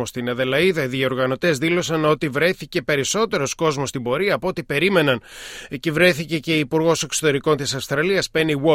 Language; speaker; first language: Greek; native; Greek